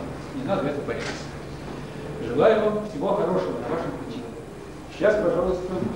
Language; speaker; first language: Russian; native; Russian